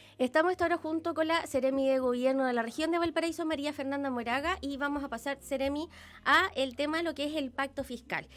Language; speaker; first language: Spanish; native; Spanish